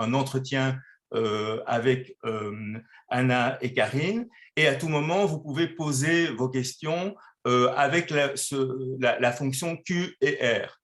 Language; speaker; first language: French; native; French